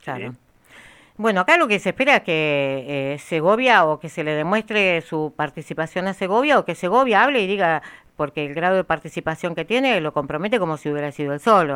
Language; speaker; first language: Spanish; native; Spanish